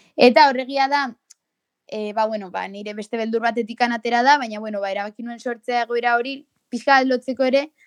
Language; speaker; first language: Basque; native; Basque